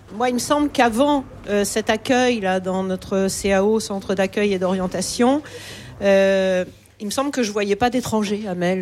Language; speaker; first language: French; native; French